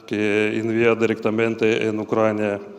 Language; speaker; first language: Spanish; non-native, fluent; Ukrainian